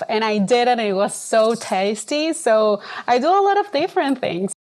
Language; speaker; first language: English; non-native, fluent; Spanish